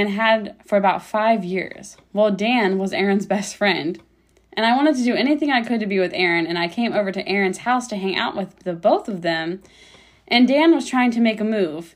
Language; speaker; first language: English; native; English